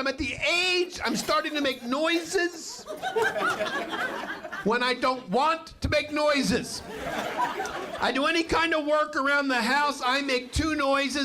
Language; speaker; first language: English; native; English